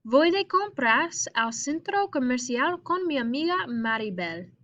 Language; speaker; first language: Spanish; non-native, fluent; English